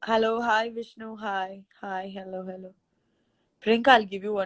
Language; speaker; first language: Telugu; non-native, local second language; Gujarati